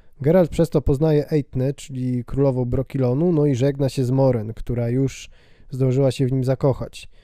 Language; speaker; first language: Polish; native; Polish